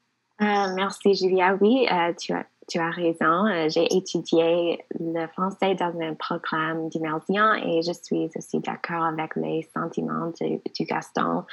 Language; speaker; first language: French; non-native, local second language; English